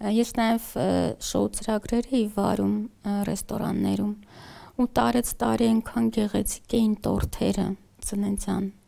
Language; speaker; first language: Armenian; native; Armenian